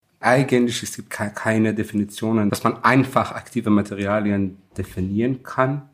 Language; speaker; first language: German; non-native, fluent; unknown